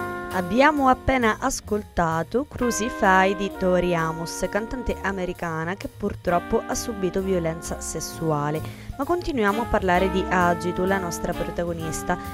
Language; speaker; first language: Italian; native; Italian